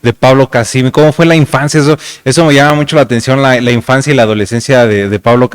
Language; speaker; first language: Spanish; native; Spanish